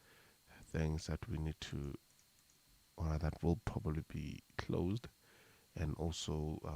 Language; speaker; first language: English; native; English